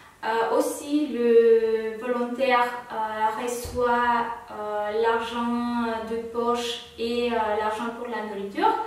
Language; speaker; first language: French; non-native, fluent; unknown